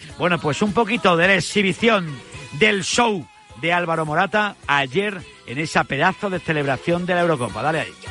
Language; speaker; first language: Spanish; native; Spanish